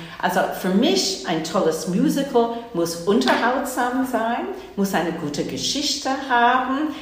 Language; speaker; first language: German; non-native, fluent; English